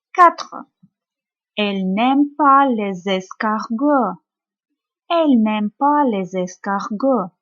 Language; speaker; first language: French; non-native, fluent; Ukrainian